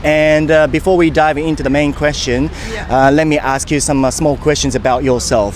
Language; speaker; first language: English; non-native, fluent; Japanese